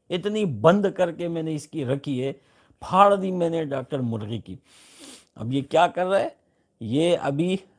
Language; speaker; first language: Urdu; non-native, local second language; Pashto